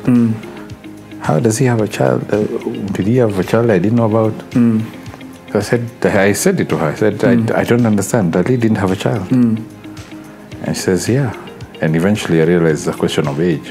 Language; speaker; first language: English; non-native, local second language; Swahili